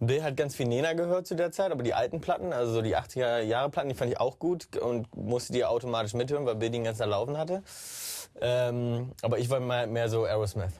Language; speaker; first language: German; native; German